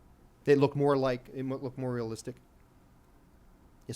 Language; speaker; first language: English; native; English